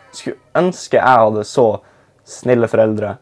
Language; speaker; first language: Norwegian; native; Norwegian